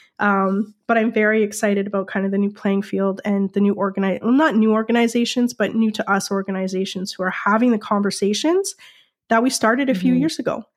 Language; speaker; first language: English; native; English